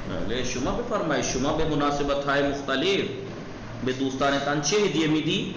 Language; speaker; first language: Persian; non-native, fluent; Urdu